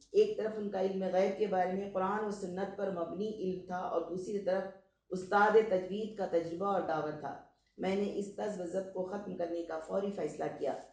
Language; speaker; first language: Urdu; native; Urdu